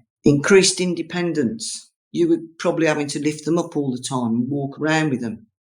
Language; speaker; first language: English; native; English